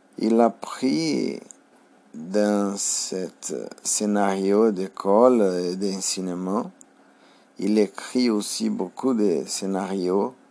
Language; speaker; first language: French; non-native, learner; Portuguese